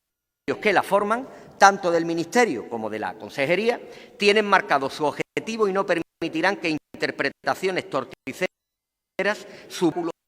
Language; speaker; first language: Spanish; native; Spanish